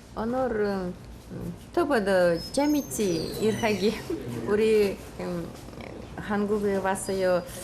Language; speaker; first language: Korean; early bilingual, heritage; Russian